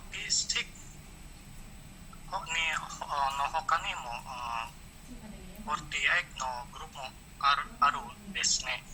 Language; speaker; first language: Japanese; non-native, learner; Indonesian